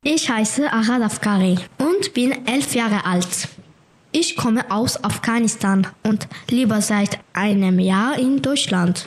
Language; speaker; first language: German; non-native, learner; Persian